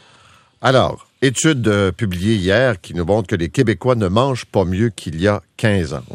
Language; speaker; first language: French; native; French